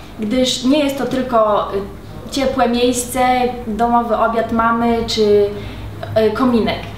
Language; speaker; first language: Polish; native; Polish